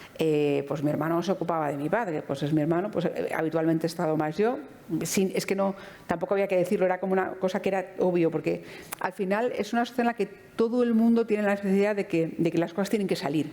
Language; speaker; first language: Spanish; native; Spanish